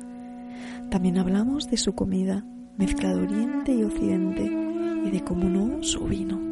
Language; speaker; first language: Spanish; native; Spanish